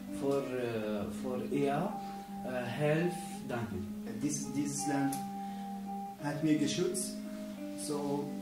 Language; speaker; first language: German; non-native, learner; Persian